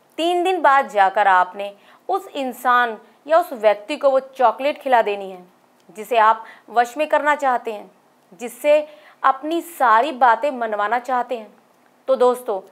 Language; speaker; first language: Hindi; native; Hindi